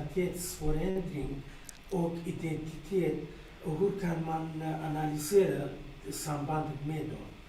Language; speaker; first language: Swedish; non-native, learner; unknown